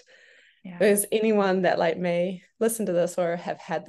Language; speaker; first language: English; native; English